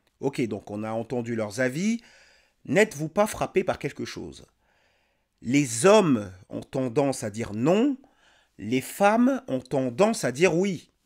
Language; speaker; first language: French; native; French